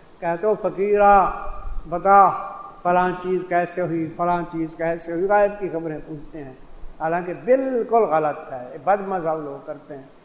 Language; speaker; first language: Urdu; non-native, local second language; Saraiki